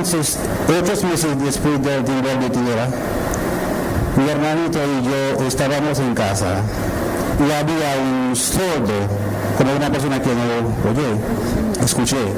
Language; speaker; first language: Spanish; non-native, local second language; Haitian Creole